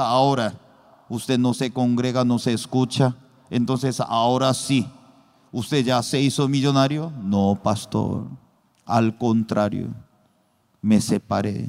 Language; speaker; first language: Spanish; non-native, learner; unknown